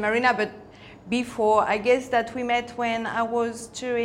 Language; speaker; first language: English; non-native, fluent; Spanish